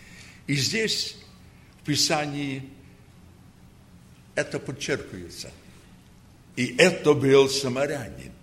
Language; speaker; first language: Russian; early bilingual, heritage; Russian